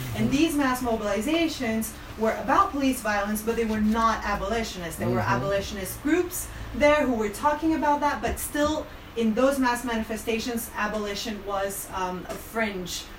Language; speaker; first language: English; non-native, fluent; Portuguese